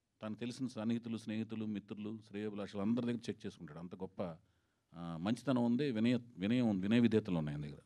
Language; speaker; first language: Telugu; native; Telugu